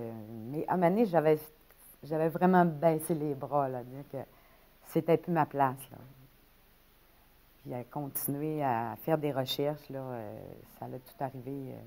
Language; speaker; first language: French; native; French